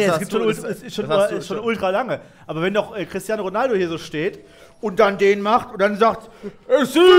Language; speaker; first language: German; native; German